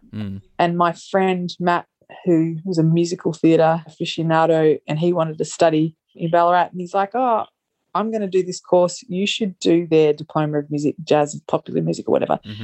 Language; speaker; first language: English; native; English